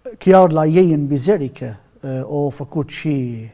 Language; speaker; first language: Romanian; non-native, learner; Arabic